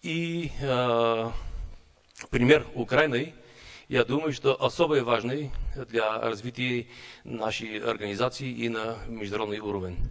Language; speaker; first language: Russian; non-native, learner; Bulgarian